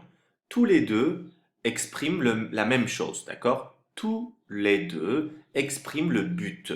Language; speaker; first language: French; non-native, fluent; Turkish